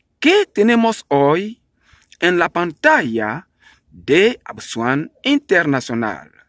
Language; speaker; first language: Spanish; non-native, learner; French